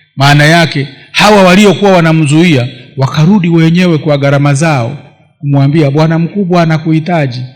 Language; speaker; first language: Swahili; non-native, local second language; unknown